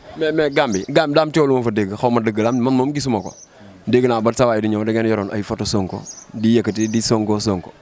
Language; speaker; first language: Wolof; native; Wolof